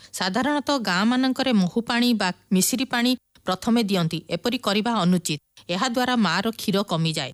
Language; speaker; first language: Odia; native; Odia